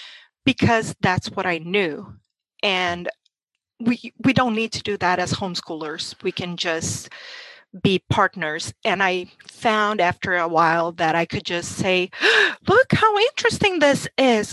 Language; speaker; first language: English; non-native, fluent; Portuguese